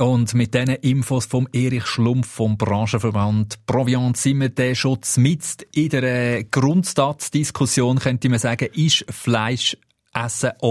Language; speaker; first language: German; native; German